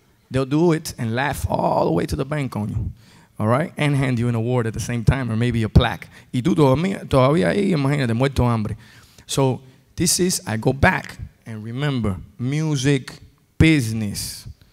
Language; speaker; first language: English; early bilingual, other home language; Spanish